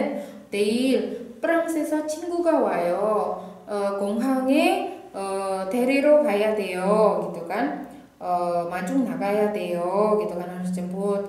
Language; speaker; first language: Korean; non-native, fluent; Indonesian